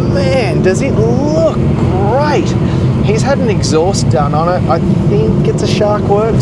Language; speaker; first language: English; native; English